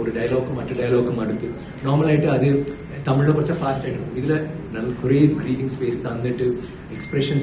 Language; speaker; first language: Malayalam; non-native, learner; Tamil